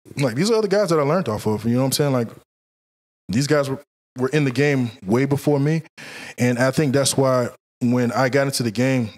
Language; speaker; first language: English; native; English